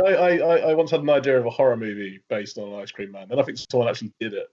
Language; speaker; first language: English; native; English